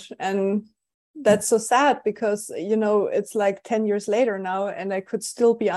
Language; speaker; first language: English; non-native, fluent; German